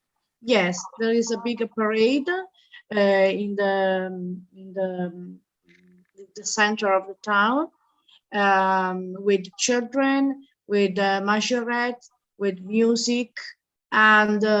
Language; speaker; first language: English; non-native, learner; Italian